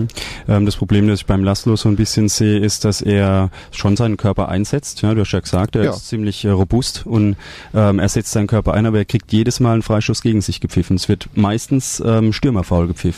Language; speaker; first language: German; native; German